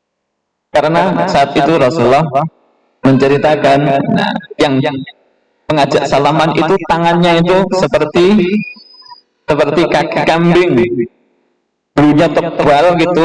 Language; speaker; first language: Indonesian; non-native, local second language; Javanese